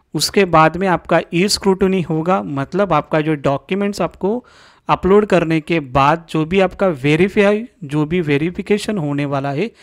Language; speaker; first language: Hindi; non-native, local second language; Marathi